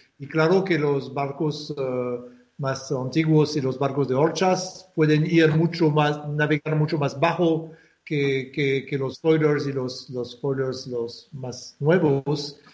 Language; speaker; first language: Spanish; non-native, fluent; French